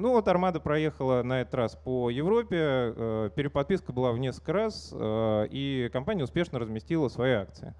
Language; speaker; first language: Russian; native; Russian